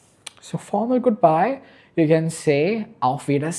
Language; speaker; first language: German; non-native, fluent; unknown